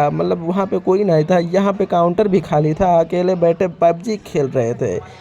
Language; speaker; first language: Hindi; native; Hindi